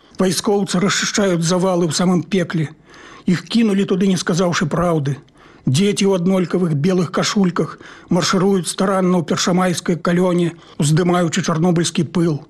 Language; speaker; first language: Belarusian; native; Belarusian